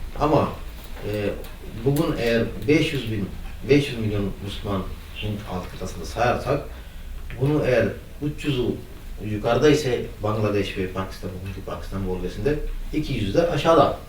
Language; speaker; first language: Turkish; non-native, fluent; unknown